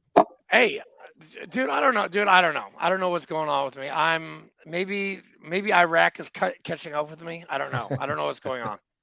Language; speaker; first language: English; native; English